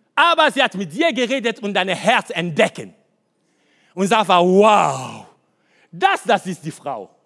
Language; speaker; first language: German; non-native, learner; Lingala